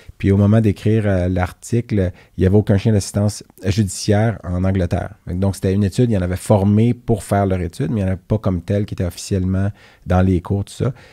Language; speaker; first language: French; native; French